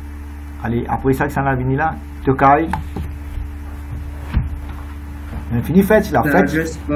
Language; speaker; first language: French; non-native, local second language; Morisyen